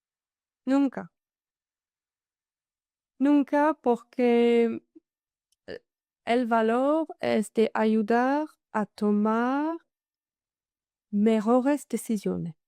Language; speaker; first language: Spanish; non-native, fluent; French